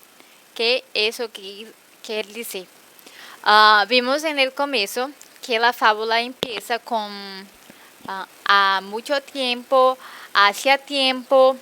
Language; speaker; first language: Spanish; non-native, fluent; Portuguese